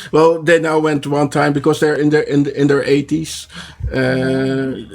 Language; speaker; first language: English; non-native, fluent; Dutch